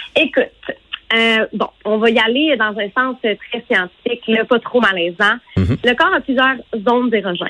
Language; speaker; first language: French; native; French